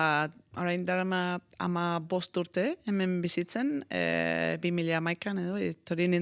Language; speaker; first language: Basque; non-native, fluent; Danish